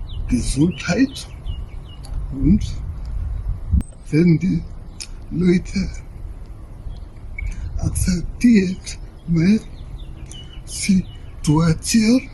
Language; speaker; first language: German; non-native, learner; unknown